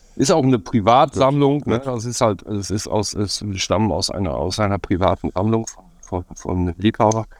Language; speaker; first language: German; native; German